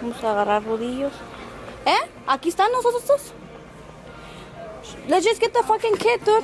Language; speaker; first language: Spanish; early bilingual, heritage; Spanish